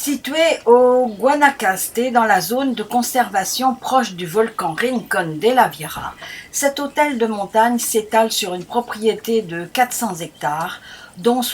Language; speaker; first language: French; native; French